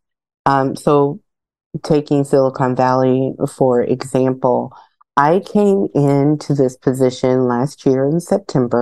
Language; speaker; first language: English; native; English